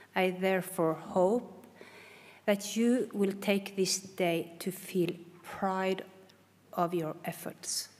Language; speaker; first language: English; non-native, fluent; Norwegian